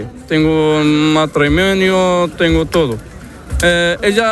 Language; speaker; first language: Spanish; non-native, learner; Arabic